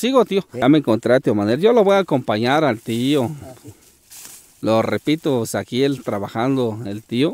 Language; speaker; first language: Spanish; native; Spanish